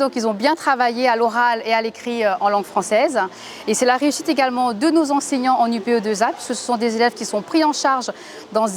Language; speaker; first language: French; native; French